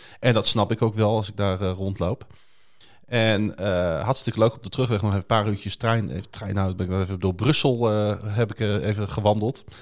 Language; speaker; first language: Dutch; native; Dutch